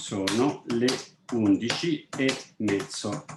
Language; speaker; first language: Italian; non-native, fluent; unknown